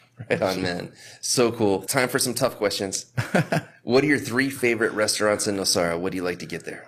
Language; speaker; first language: English; native; English